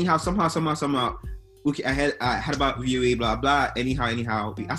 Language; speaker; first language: English; non-native, local second language; Igbo